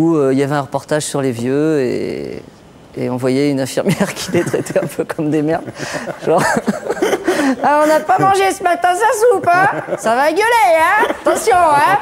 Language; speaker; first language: French; native; French